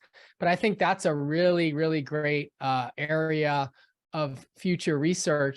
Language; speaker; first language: English; native; English